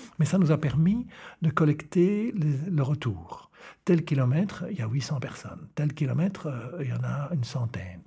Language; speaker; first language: French; native; French